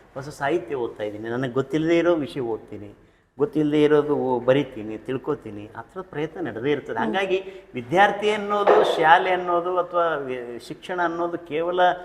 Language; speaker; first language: Kannada; native; Kannada